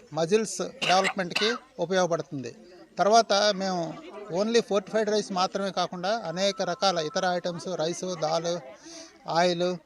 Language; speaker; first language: Telugu; native; Telugu